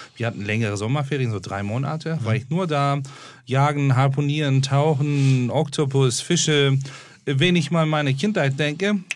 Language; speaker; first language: German; non-native, fluent; Turkish